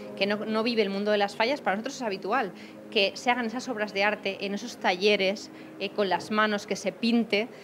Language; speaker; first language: Spanish; native; Spanish